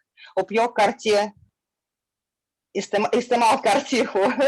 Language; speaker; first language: Hindi; non-native, learner; Russian